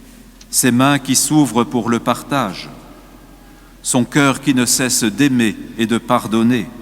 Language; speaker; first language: French; native; French